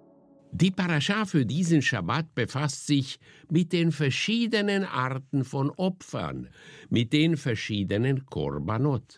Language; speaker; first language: German; native; German